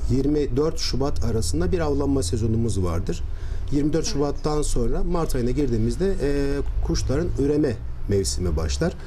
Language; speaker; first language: Turkish; native; Turkish